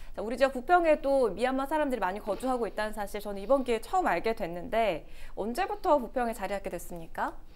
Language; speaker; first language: Korean; native; Korean